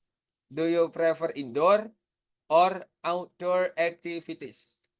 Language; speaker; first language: English; non-native, fluent; Indonesian